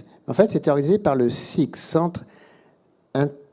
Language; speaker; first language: French; native; French